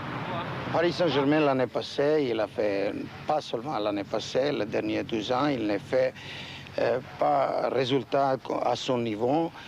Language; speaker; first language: French; non-native, learner; Croatian